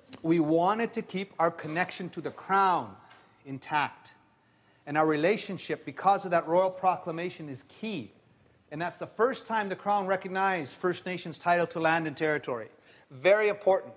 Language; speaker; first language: English; native; English